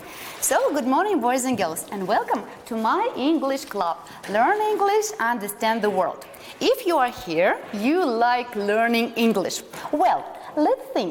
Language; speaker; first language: English; non-native, fluent; Russian